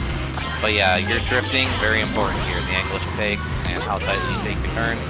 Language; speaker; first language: English; native; English